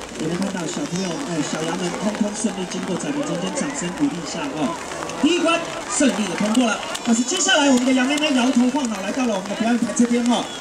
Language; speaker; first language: Chinese; native; Chinese